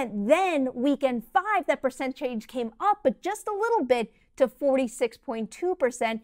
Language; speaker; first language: English; native; English